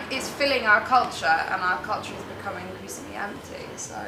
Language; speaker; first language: English; native; English